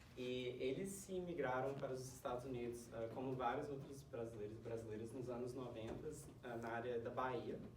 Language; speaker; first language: Portuguese; early bilingual, heritage; Portuguese